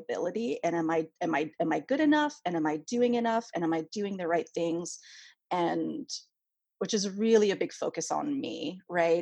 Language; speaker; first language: English; non-native, fluent; French